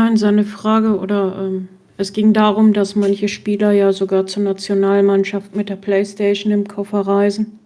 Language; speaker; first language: German; native; German